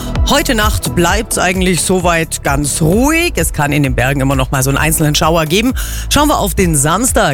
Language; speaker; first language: German; native; German